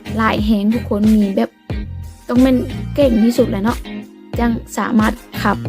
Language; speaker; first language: Thai; non-native, local second language; Lao